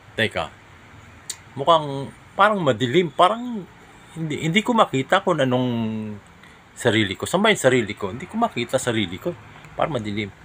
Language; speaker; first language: Filipino; non-native, local second language; Hiligaynon